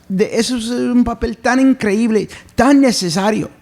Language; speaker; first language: Spanish; early bilingual, heritage; English